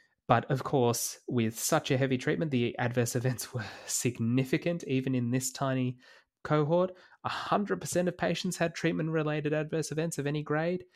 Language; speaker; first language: English; native; English